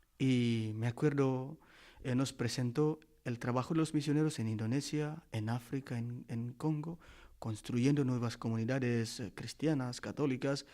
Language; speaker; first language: Spanish; non-native, fluent; Indonesian